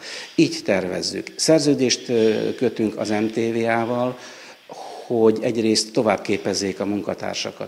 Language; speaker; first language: Hungarian; native; Hungarian